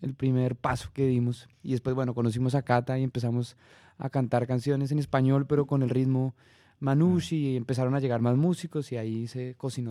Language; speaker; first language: Spanish; native; Spanish